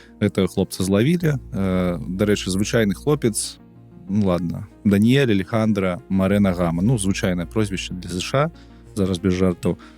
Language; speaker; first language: Belarusian; non-native, local second language; Russian